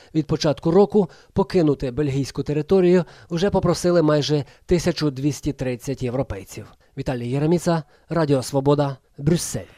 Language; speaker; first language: Ukrainian; native; Ukrainian